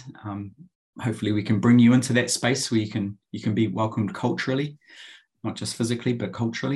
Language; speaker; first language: English; native; English